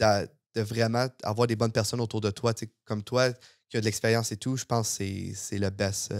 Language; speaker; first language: French; native; French